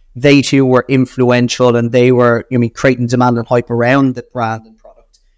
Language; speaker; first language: English; native; English